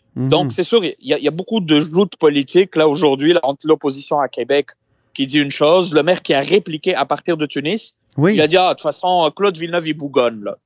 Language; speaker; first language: French; non-native, local second language; Arabic